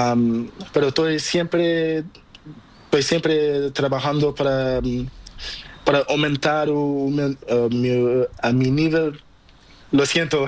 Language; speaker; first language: Spanish; non-native, learner; Portuguese